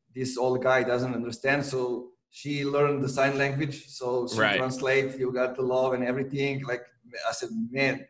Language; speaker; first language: English; non-native, fluent; Serbian